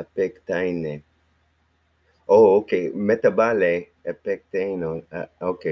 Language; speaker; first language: Greek; non-native, learner; English